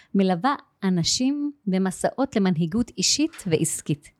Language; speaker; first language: Hebrew; native; Hebrew